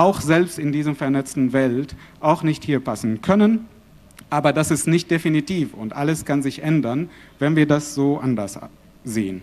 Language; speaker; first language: German; non-native, fluent; Arabic